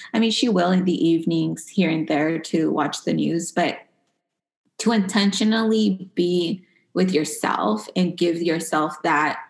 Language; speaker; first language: English; early bilingual, other home language; Spanish